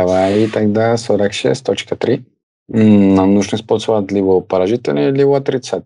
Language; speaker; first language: Russian; non-native, fluent; Spanish